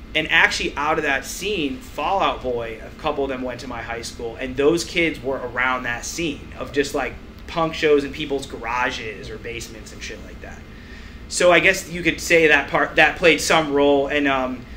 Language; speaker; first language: English; native; English